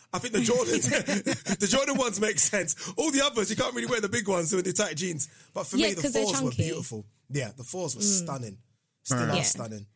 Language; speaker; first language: English; non-native, local second language; Yoruba